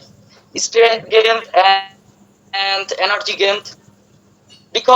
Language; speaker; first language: English; non-native, learner; Bangla